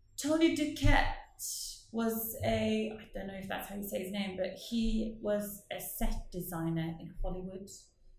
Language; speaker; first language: English; non-native, fluent; Norwegian